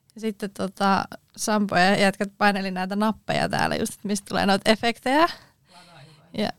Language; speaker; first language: Finnish; native; Finnish